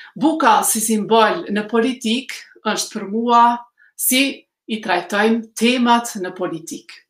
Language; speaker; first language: Albanian; early bilingual, heritage; Albanian